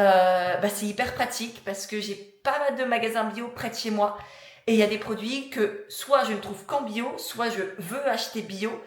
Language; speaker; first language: French; native; French